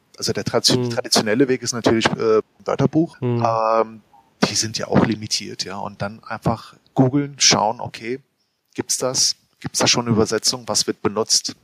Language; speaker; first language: German; native; German